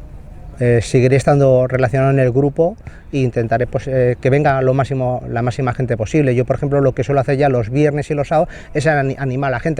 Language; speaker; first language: Spanish; native; Spanish